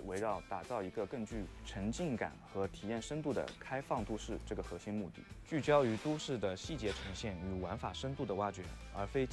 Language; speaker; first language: Chinese; native; Chinese